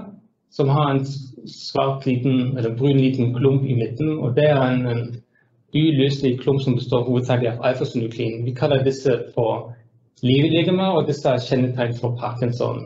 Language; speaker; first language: Norwegian; non-native, fluent; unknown